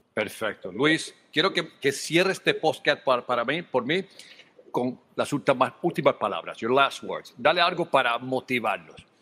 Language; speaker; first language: Spanish; early bilingual, heritage; Spanish